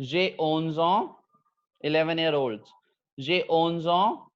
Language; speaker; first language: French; non-native, fluent; Hindi